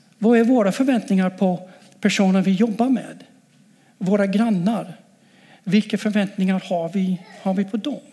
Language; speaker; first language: Swedish; non-native, fluent; English